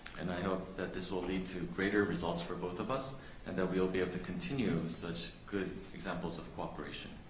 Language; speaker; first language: English; non-native, fluent; Korean